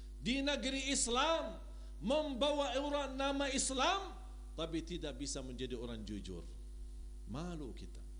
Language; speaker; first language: Indonesian; non-native, fluent; Arabic